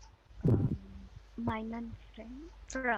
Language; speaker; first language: German; non-native, learner; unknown